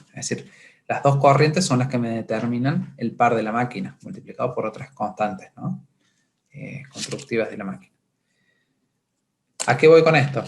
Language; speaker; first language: Spanish; native; Spanish